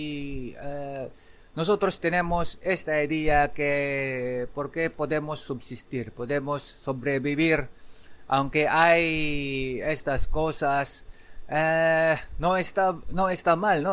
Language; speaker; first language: Spanish; non-native, learner; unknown